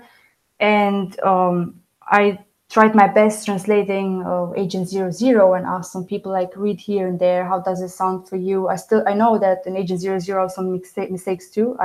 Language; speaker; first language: English; non-native, fluent; Romanian